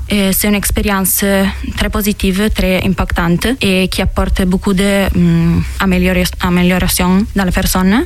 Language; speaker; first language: French; non-native, fluent; Italian